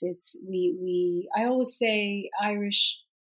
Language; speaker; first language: English; native; English